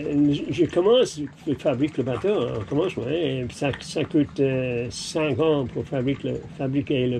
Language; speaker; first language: French; non-native, learner; English